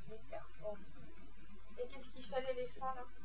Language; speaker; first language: French; native; French